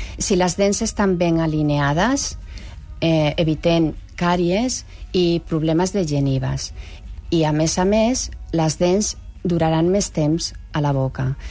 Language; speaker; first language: Catalan; non-native, local second language; Spanish